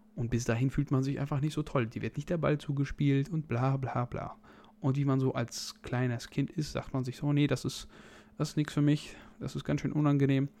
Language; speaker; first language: German; native; German